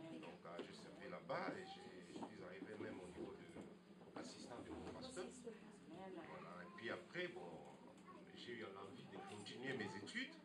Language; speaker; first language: French; non-native, local second language; Lingala